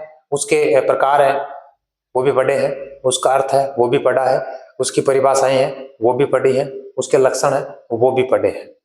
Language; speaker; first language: Hindi; native; Hindi